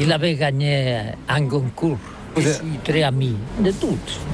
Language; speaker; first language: French; non-native, learner; Catalan